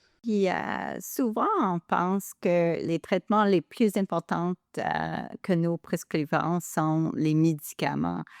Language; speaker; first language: French; non-native, local second language; English